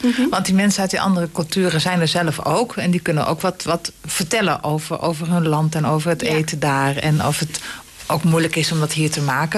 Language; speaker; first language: Dutch; native; Dutch